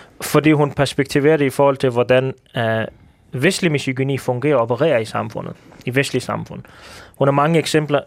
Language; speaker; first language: Danish; early bilingual, other home language; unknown